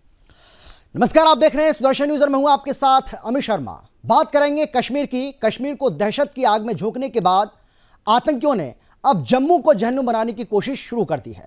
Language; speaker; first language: Hindi; native; Hindi